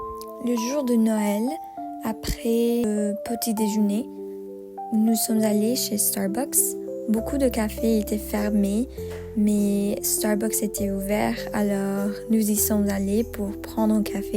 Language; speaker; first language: French; non-native, learner; English